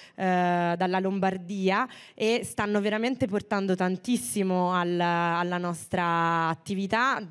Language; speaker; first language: Italian; native; Italian